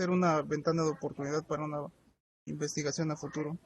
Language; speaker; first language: Spanish; native; Spanish